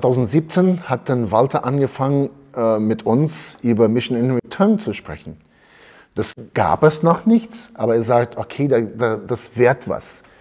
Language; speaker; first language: German; early bilingual, heritage; German